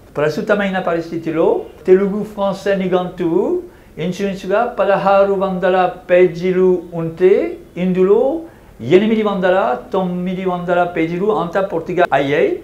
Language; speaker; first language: Telugu; non-native, fluent; French